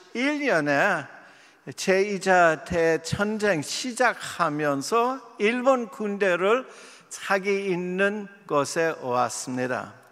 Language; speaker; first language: Korean; non-native, fluent; English